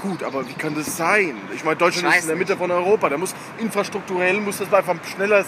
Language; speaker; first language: German; native; German